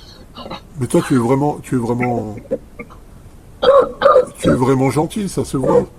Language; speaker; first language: French; native; French